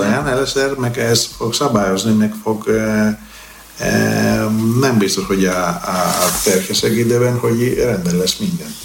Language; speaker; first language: Hungarian; non-native, learner; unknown